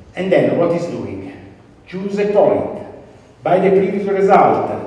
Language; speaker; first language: English; non-native, fluent; Italian